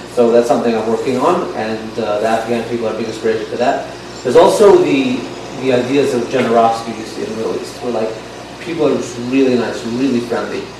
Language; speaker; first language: English; non-native, fluent; Yiddish